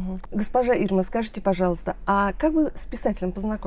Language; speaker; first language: Russian; native; Russian